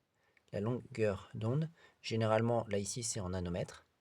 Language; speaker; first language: French; native; French